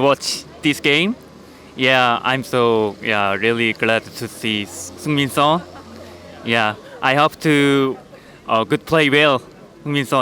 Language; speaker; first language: English; non-native, learner; Korean